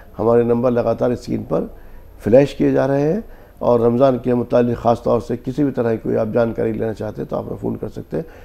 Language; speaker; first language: Urdu; native; Urdu